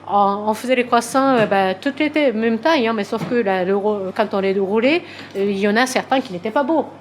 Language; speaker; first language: French; non-native, fluent; Japanese